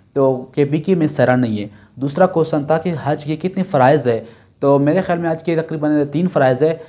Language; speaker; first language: Urdu; non-native, local second language; Brahui